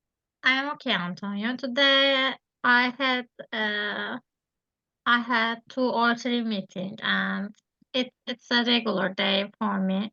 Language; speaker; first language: English; non-native, learner; Turkish